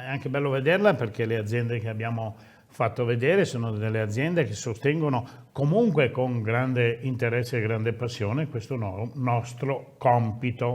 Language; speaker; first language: Italian; native; Italian